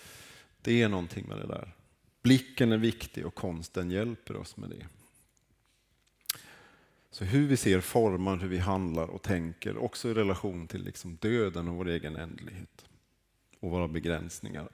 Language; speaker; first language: Swedish; native; Swedish